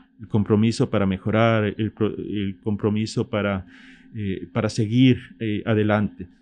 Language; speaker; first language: Spanish; native; Spanish